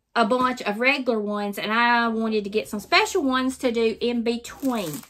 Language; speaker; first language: English; native; English